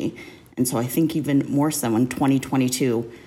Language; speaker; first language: English; native; English